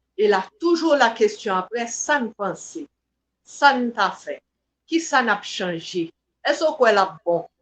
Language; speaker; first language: French; non-native, local second language; Haitian Creole